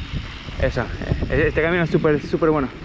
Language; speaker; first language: Spanish; native; Spanish